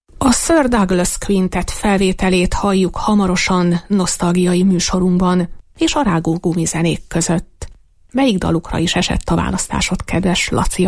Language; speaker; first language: Hungarian; native; Hungarian